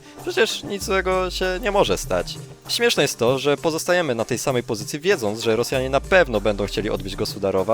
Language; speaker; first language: Polish; native; Polish